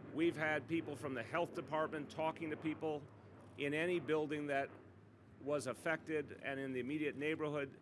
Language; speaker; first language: English; native; English